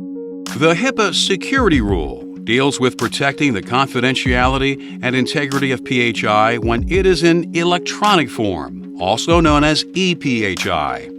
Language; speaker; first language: English; native; English